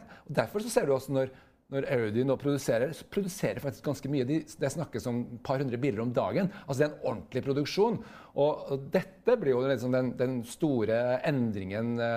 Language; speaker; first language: Norwegian; native; Norwegian